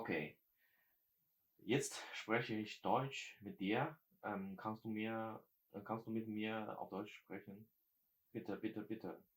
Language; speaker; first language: German; non-native, learner; Chinese